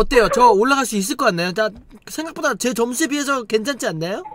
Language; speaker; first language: Korean; native; Korean